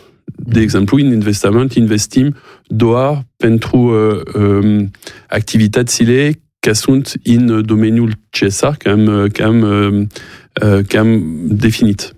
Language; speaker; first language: Romanian; non-native, fluent; French